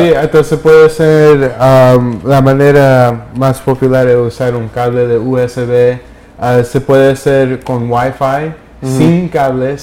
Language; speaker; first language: Spanish; early bilingual, heritage; English